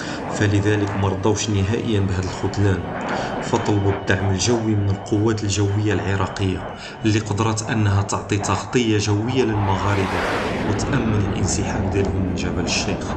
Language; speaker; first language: Arabic; native; Arabic